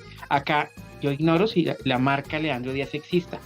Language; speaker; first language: Spanish; native; Spanish